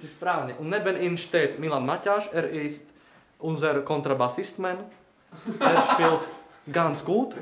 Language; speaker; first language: German; non-native, learner; Slovak